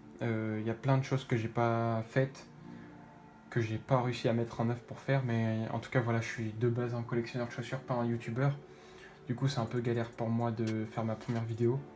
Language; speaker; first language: French; native; French